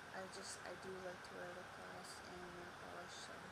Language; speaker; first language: English; native; English